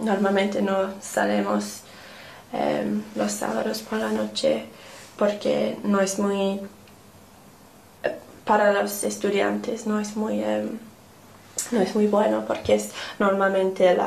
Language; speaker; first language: Spanish; non-native, learner; English